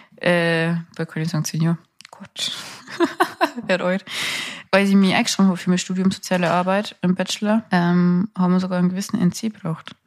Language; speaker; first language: German; native; German